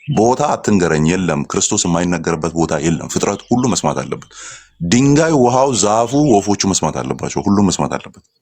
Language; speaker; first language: Amharic; non-native, local second language; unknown